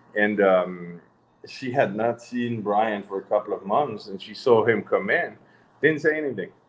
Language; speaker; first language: English; non-native, fluent; French